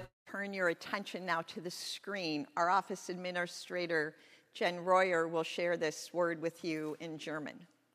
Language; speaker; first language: English; native; English